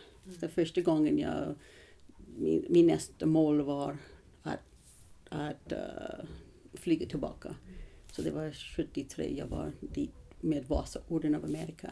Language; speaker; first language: Swedish; early bilingual, heritage; English